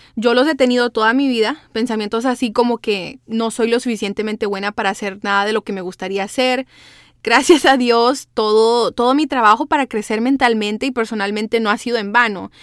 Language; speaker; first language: Spanish; early bilingual, heritage; Spanish